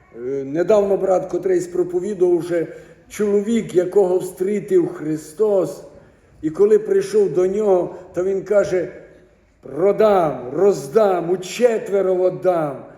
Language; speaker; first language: Ukrainian; native; Ukrainian